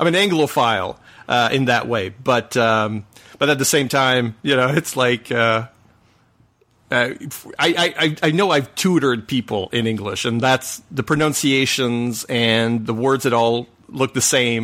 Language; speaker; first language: English; non-native, fluent; French